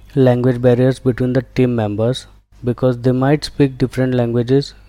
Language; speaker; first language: English; non-native, local second language; Gujarati